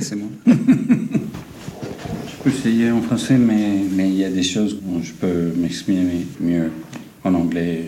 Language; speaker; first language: French; non-native, fluent; English